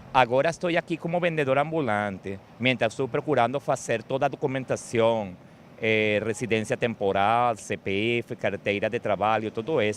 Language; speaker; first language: Portuguese; non-native, learner; Spanish